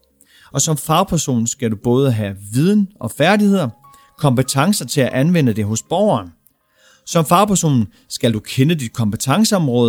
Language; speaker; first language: Danish; native; Danish